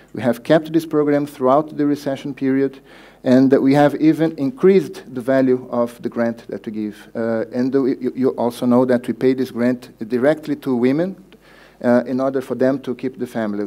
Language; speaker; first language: English; non-native, fluent; Portuguese